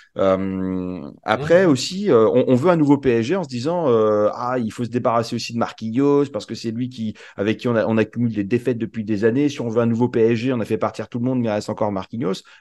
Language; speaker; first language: French; native; French